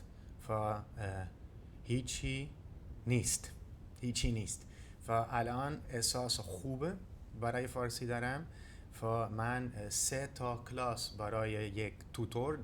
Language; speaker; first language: Persian; non-native, learner; Dutch